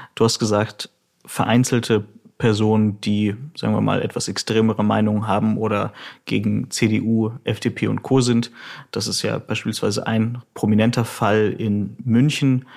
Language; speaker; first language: German; early bilingual, other home language; Russian